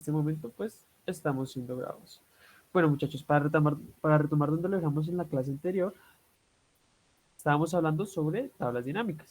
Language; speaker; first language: Spanish; native; Spanish